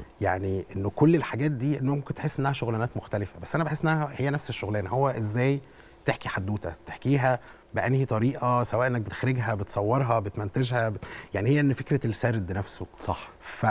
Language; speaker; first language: Arabic; native; Arabic